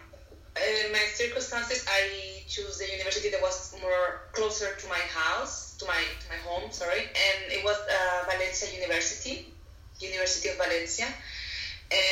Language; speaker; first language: English; non-native, fluent; Spanish